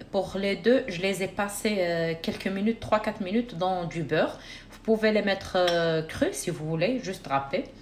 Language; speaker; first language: French; non-native, local second language; Arabic